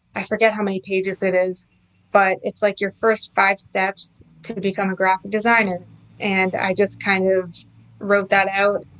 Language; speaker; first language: English; native; English